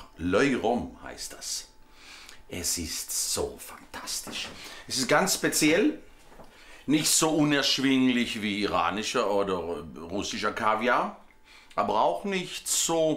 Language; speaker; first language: German; non-native, fluent; Swedish